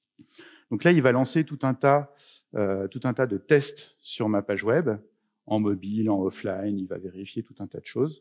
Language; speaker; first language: French; native; French